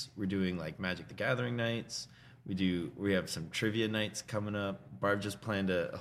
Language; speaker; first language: English; native; English